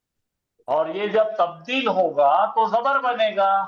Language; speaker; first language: Hindi; native; Hindi